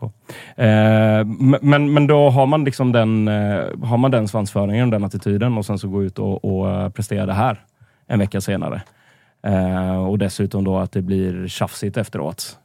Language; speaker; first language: Swedish; native; Swedish